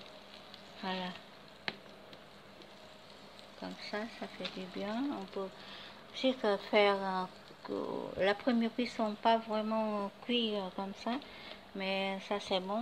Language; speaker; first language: French; non-native, fluent; Vietnamese